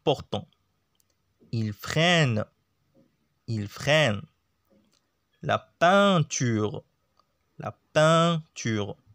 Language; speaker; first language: French; non-native, local second language; Arabic